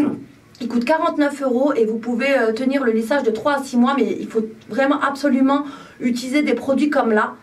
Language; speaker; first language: French; native; French